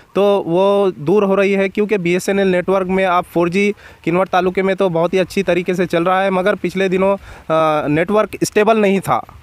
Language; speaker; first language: Hindi; non-native, local second language; Marathi